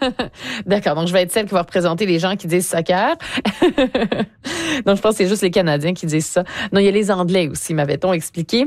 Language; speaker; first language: French; native; French